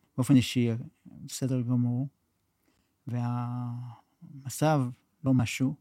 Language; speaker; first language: Hebrew; early bilingual, other home language; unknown